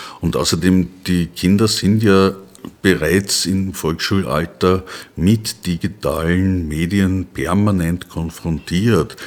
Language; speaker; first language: German; native; German